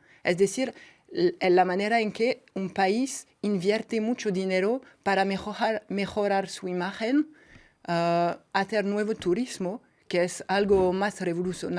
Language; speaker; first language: Spanish; non-native, fluent; French